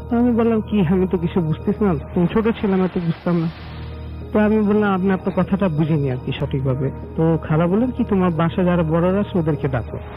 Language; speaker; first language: Bangla; early bilingual, heritage; Bangla